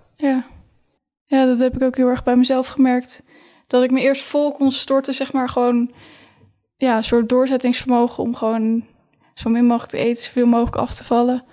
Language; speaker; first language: Dutch; native; Dutch